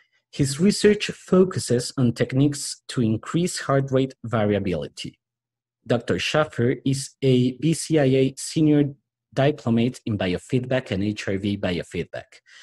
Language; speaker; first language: English; non-native, fluent; Spanish